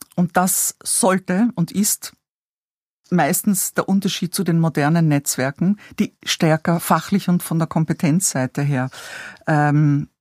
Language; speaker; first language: German; native; German